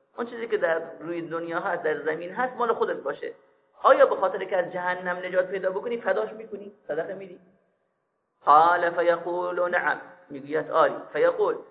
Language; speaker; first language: Persian; native; Persian